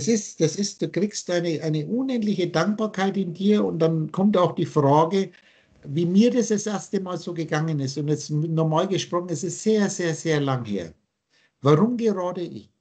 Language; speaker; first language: German; native; German